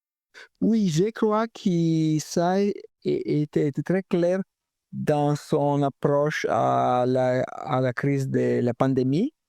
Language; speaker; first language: French; non-native, fluent; Italian